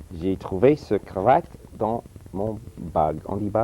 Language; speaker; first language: French; early bilingual, heritage; English